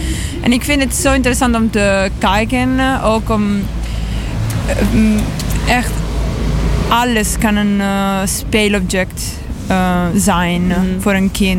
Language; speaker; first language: Dutch; non-native, learner; Italian